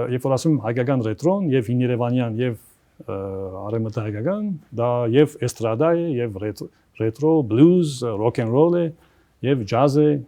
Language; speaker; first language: Armenian; early bilingual, heritage; Armenian